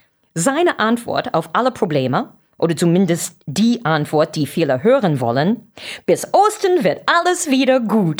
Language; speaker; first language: German; non-native, fluent; English